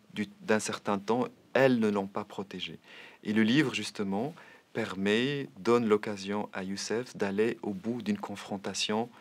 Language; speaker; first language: French; non-native, local second language; Arabic